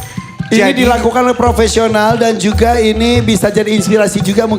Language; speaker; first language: Indonesian; native; Indonesian